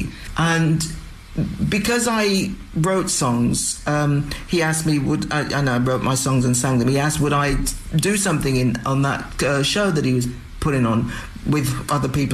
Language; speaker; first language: English; native; English